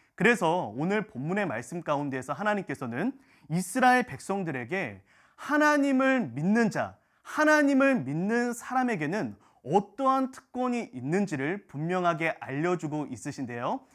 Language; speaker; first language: Korean; native; Korean